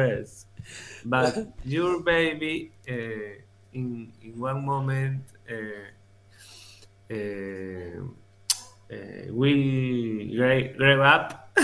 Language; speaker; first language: English; non-native, learner; Spanish